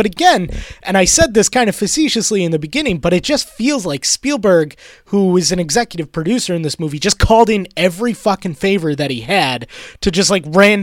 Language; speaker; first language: English; native; English